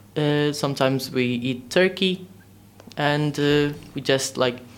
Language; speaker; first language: English; non-native, learner; Portuguese